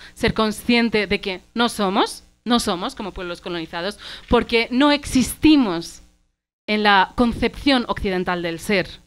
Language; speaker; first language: Spanish; early bilingual, other home language; Arabic